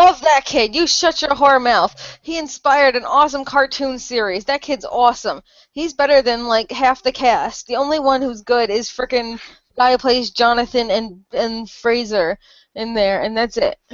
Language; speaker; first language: English; native; English